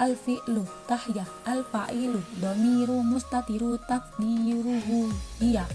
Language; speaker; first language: Arabic; non-native, learner; Indonesian